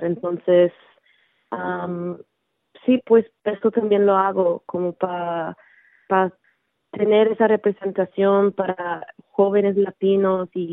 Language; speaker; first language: Spanish; early bilingual, heritage; Spanish